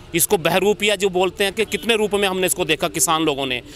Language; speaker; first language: Hindi; native; Hindi